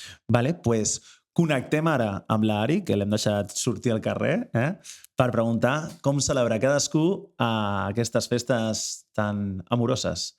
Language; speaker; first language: Catalan; native; Catalan